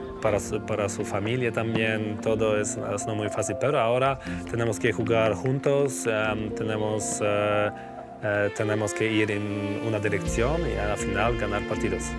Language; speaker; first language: Spanish; non-native, learner; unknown